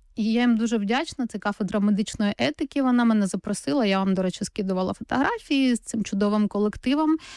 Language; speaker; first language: Ukrainian; native; Ukrainian